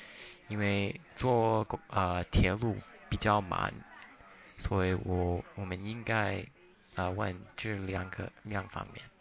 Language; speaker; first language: Chinese; non-native, fluent; English